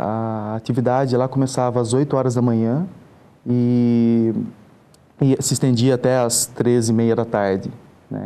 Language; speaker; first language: Portuguese; native; Portuguese